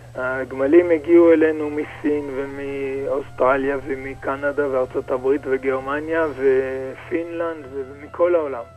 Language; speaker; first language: Hebrew; native; Hebrew